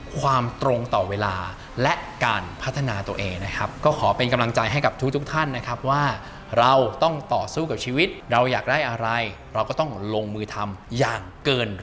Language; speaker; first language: Thai; native; Thai